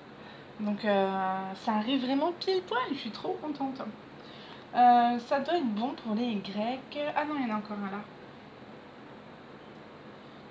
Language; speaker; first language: French; native; French